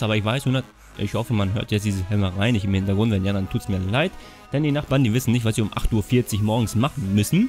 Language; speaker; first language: German; native; German